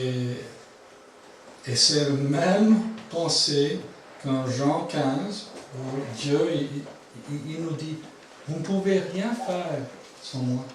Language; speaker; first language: French; non-native, fluent; English